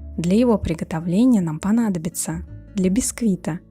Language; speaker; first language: Russian; native; Russian